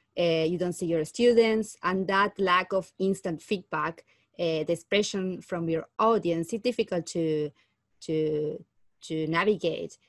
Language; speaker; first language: English; non-native, fluent; Spanish